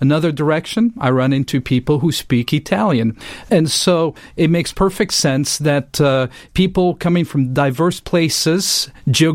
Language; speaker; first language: English; non-native, fluent; French